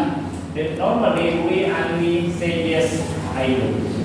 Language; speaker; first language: English; non-native, fluent; Indonesian